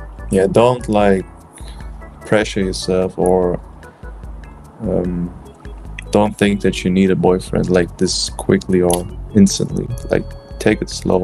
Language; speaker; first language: English; non-native, fluent; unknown